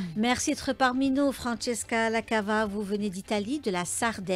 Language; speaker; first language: French; native; French